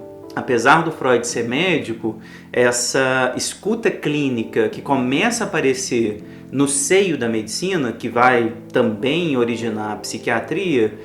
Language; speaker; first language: Portuguese; native; Portuguese